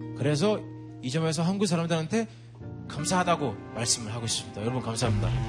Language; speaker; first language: Korean; non-native, fluent; English